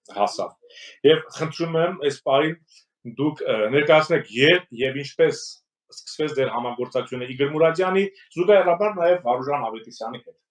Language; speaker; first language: Armenian; native; Armenian